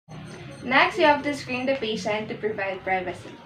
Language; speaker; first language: English; non-native, local second language; Filipino